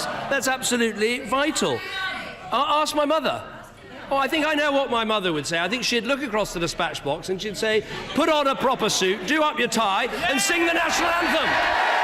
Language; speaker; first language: English; native; English